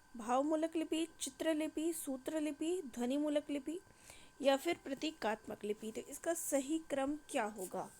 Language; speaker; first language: Hindi; native; Hindi